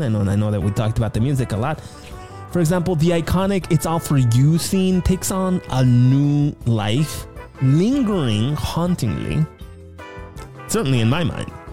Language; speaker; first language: English; native; English